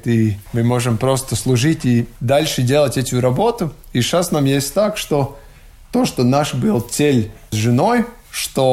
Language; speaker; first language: Russian; non-native, local second language; Latvian